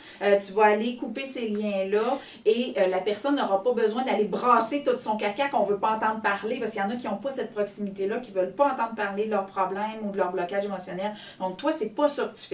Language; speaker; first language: French; native; French